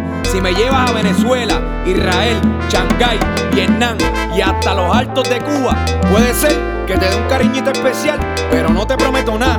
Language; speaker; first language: Spanish; native; Spanish